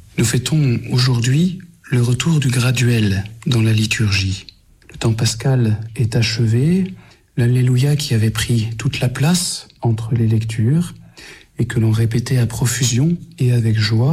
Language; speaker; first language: French; native; French